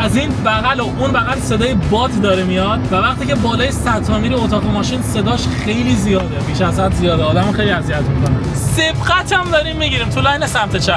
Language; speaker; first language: Persian; native; Persian